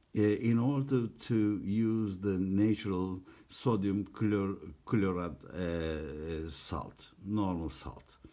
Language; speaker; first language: English; non-native, learner; Turkish